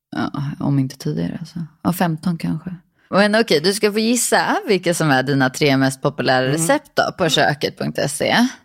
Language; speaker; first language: Swedish; native; Swedish